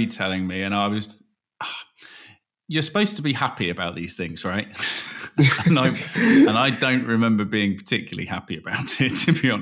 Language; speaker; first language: English; native; English